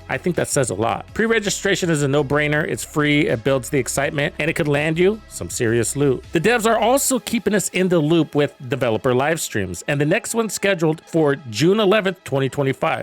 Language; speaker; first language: English; native; English